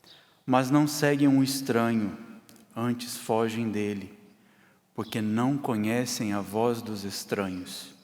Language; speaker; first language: Portuguese; native; Portuguese